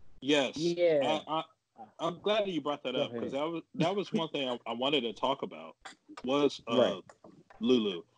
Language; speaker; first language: English; native; English